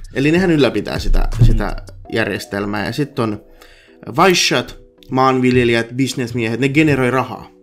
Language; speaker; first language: Finnish; early bilingual, other home language; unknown